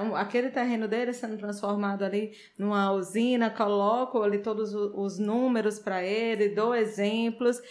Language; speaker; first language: Portuguese; native; Portuguese